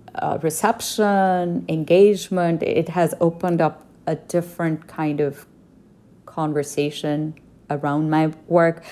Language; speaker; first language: English; non-native, local second language; Urdu